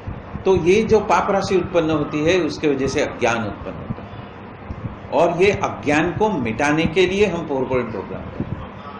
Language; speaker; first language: Hindi; non-native, local second language; Gujarati